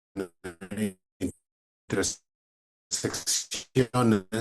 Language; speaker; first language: Spanish; non-native, fluent; English